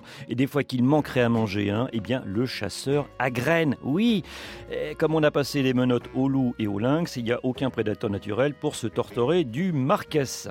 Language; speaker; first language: French; native; French